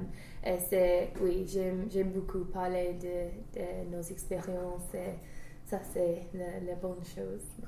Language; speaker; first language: French; non-native, learner; English